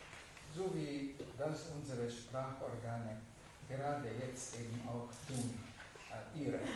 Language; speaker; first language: German; non-native, fluent; Hungarian